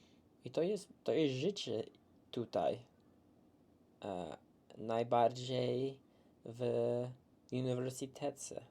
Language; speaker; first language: Polish; early bilingual, heritage; English